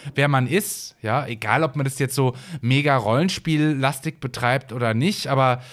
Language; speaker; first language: German; native; German